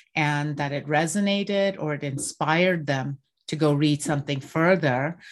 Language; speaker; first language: English; non-native, local second language; Bangla